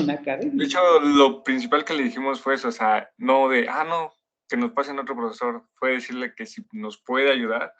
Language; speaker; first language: Spanish; native; Spanish